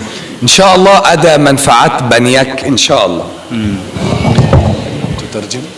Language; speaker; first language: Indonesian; non-native, learner; Arabic